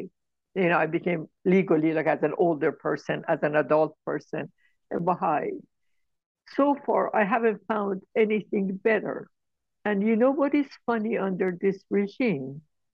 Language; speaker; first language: English; non-native, fluent; Persian